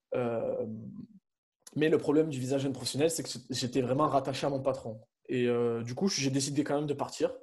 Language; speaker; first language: French; native; French